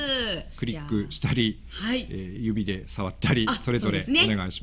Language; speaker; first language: Japanese; native; Japanese